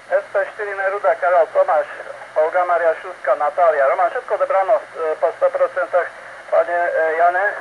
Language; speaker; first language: Polish; non-native, learner; Slovak